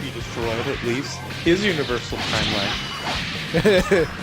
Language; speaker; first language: English; native; English